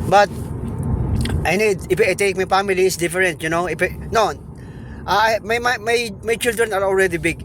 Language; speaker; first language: English; non-native, local second language; Filipino